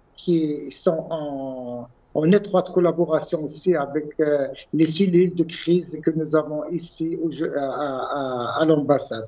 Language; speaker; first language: French; non-native, local second language; Arabic